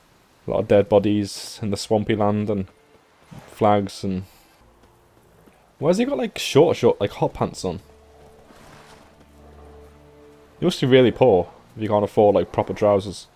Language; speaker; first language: English; native; English